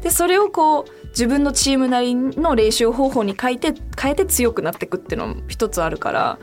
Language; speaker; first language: Japanese; native; Japanese